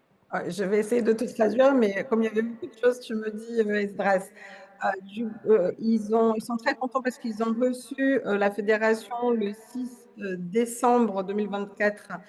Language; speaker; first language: French; non-native, fluent; Portuguese